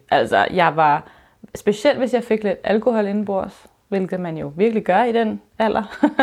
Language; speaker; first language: Danish; early bilingual, other home language; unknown